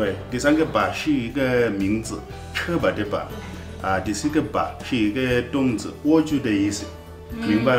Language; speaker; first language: Chinese; non-native, fluent; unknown